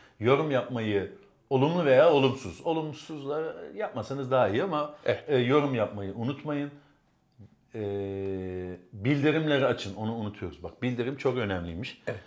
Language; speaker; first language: Turkish; native; Turkish